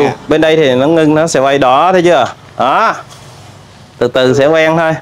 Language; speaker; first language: Vietnamese; native; Vietnamese